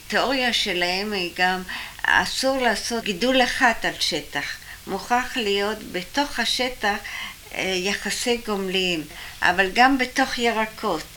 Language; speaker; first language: Hebrew; early bilingual, other home language; German